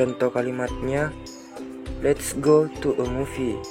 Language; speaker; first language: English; non-native, learner; Indonesian